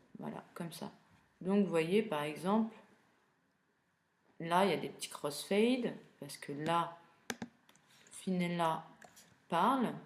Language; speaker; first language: French; native; French